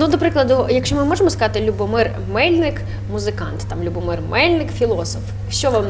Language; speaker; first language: Ukrainian; native; Ukrainian